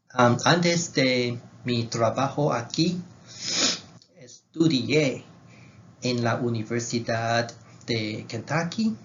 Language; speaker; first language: Spanish; non-native, learner; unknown